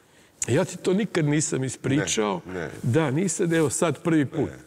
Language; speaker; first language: Serbian; native; Serbian